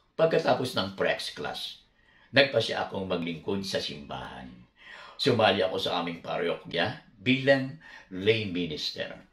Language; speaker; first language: Filipino; native; Filipino